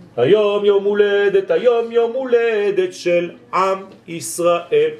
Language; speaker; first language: Hebrew; non-native, fluent; French